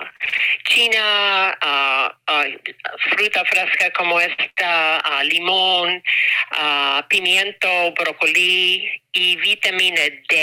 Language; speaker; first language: Spanish; non-native, learner; English